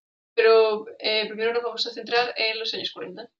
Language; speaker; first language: Spanish; native; Spanish